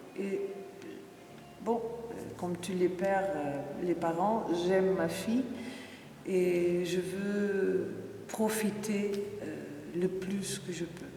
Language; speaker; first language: French; non-native, fluent; Portuguese